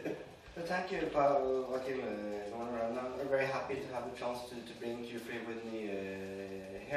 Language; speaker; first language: English; non-native, fluent; Norwegian